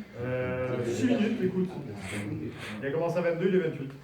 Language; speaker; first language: French; native; French